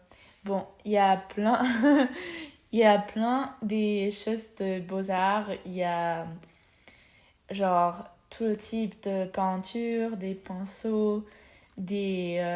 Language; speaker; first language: French; non-native, learner; Spanish